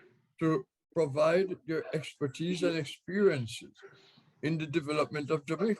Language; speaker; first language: English; native; English